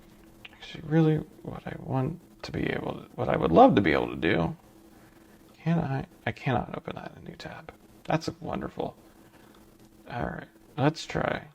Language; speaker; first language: English; native; English